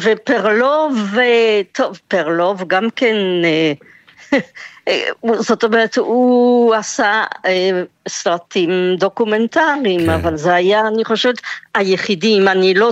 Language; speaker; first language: Hebrew; non-native, fluent; French